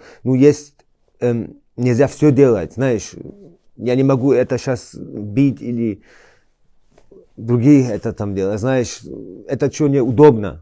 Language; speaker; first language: Russian; early bilingual, heritage; Chechen